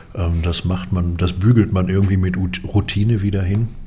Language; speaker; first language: German; native; German